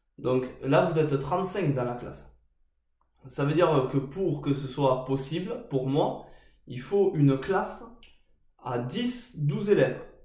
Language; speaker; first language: French; native; French